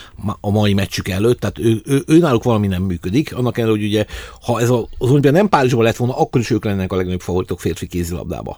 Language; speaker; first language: Hungarian; native; Hungarian